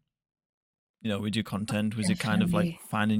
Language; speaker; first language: English; native; English